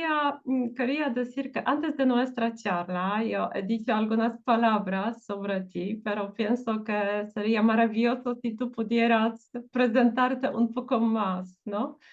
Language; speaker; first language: Spanish; non-native, fluent; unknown